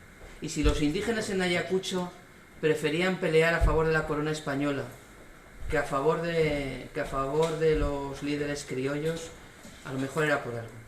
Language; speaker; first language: Spanish; native; Spanish